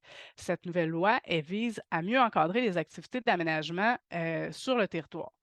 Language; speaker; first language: French; native; French